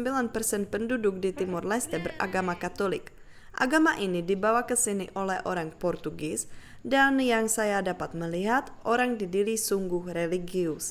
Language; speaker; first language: Indonesian; non-native, fluent; Czech